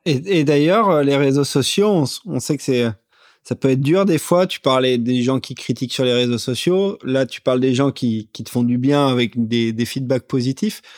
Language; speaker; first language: French; native; French